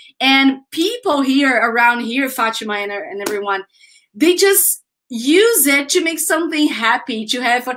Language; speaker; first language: English; non-native, fluent; Portuguese